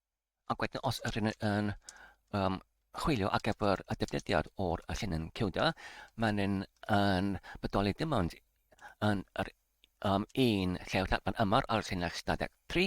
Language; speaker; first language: Welsh; non-native, learner; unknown